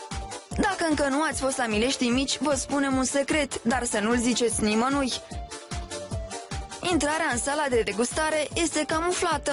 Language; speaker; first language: Romanian; native; Romanian